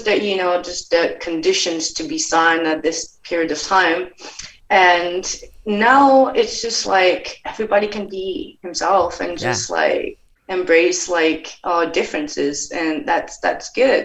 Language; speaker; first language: English; non-native, fluent; French